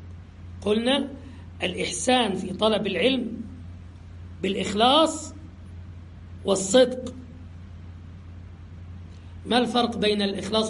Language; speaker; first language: Arabic; native; Arabic